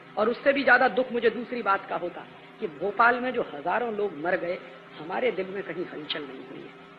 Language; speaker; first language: Hindi; native; Hindi